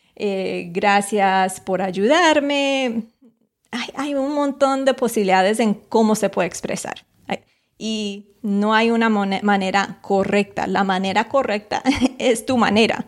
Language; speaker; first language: Spanish; native; Spanish